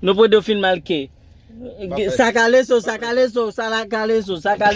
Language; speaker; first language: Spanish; non-native, learner; Haitian Creole